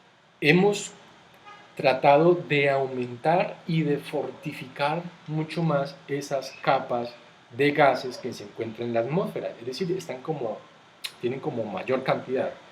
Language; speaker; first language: Spanish; native; Spanish